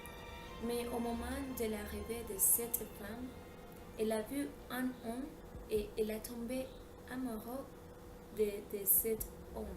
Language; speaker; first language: French; non-native, learner; Spanish